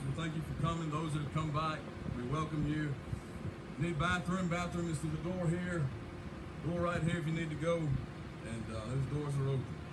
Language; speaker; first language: English; native; English